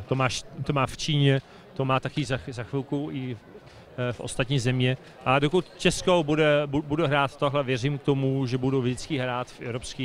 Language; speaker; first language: Czech; early bilingual, heritage; Czech